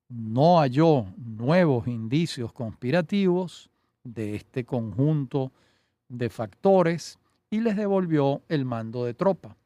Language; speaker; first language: Spanish; native; Spanish